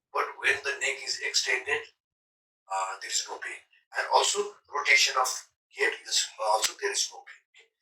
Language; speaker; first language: English; non-native, local second language; Nepali